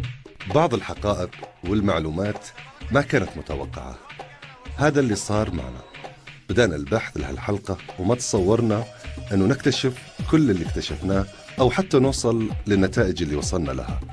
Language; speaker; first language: Arabic; native; Arabic